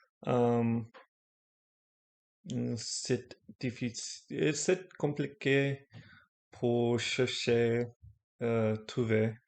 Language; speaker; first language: French; non-native, learner; English